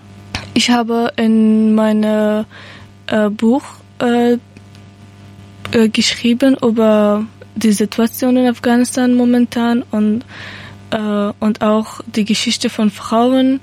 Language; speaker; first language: German; non-native, learner; Persian